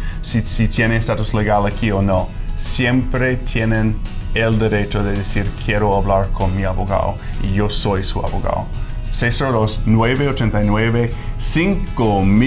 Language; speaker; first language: Spanish; non-native, fluent; English